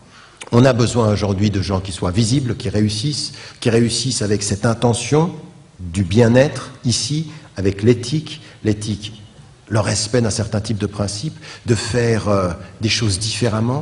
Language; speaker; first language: French; native; French